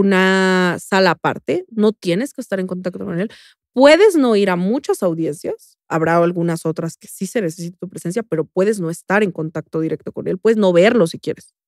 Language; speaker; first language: Spanish; native; Spanish